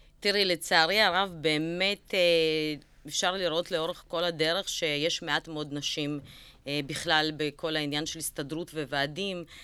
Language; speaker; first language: Hebrew; early bilingual, other home language; Russian